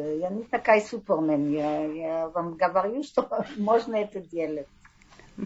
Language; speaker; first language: Russian; non-native, fluent; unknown